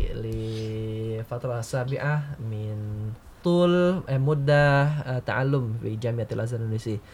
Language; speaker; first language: Arabic; non-native, fluent; Indonesian